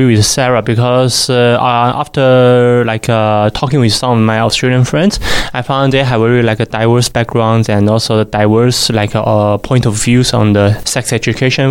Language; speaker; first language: English; non-native, fluent; Chinese